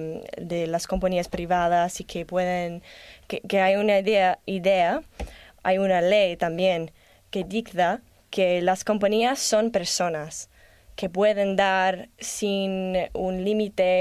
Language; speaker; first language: Spanish; non-native, learner; English